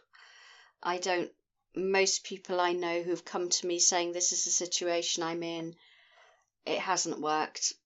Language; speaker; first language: English; native; English